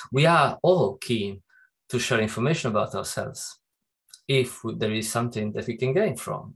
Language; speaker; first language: English; non-native, fluent; Italian